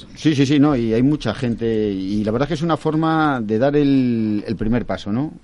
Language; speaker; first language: Spanish; native; Spanish